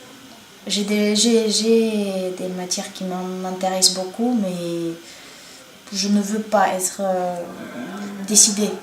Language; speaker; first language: French; non-native, learner; Bulgarian